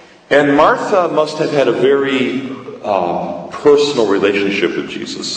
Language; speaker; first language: English; native; English